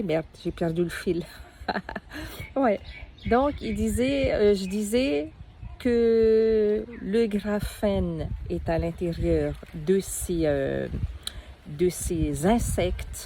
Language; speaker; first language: French; native; French